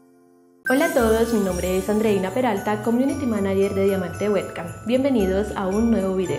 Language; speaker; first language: Spanish; native; Spanish